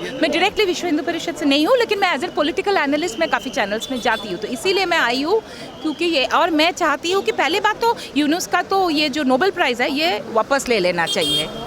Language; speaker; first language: Hindi; non-native, local second language; Bangla